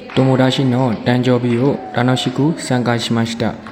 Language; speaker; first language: Japanese; non-native, learner; Burmese